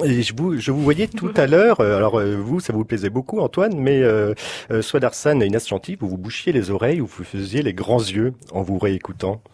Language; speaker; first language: French; native; French